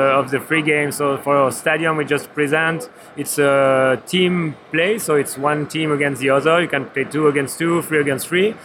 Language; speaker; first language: English; non-native, fluent; French